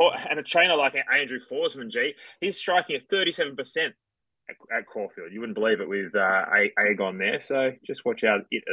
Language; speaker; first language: English; native; English